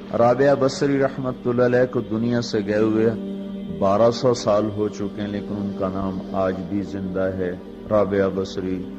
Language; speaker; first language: Urdu; non-native, local second language; Punjabi